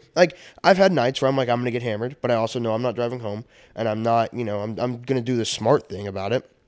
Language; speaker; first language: English; native; English